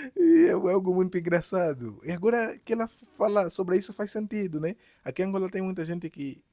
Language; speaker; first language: Portuguese; native; Portuguese